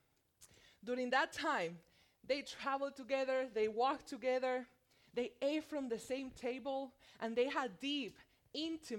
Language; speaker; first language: English; non-native, fluent; Spanish